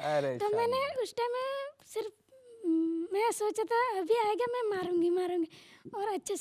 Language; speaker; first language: Hindi; non-native, local second language; Telugu